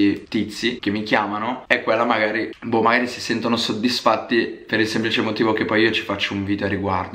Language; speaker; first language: Italian; native; Italian